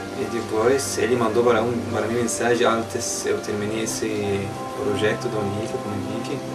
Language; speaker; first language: Portuguese; non-native, learner; Arabic